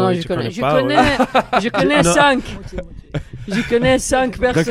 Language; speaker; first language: French; non-native, learner; Arabic